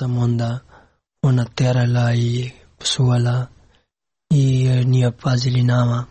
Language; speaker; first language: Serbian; non-native, learner; Pashto